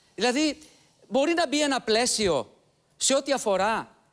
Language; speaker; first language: Greek; native; Greek